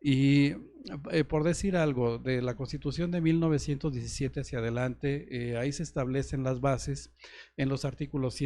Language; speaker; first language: Spanish; native; Spanish